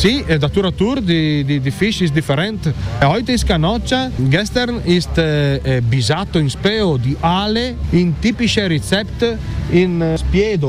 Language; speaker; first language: German; non-native, learner; Italian